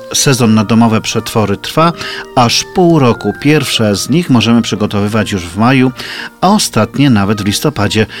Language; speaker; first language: Polish; native; Polish